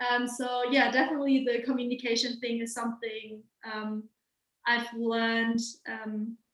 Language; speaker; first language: English; non-native, fluent; German